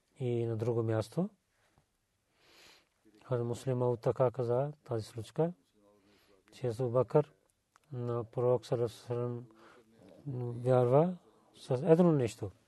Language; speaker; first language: Bulgarian; non-native, learner; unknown